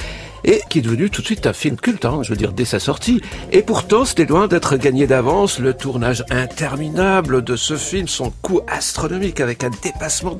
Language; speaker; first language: French; native; French